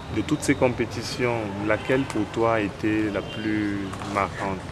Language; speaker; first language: French; native; French